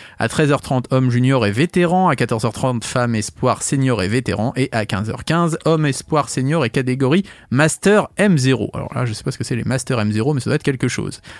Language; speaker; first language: French; native; French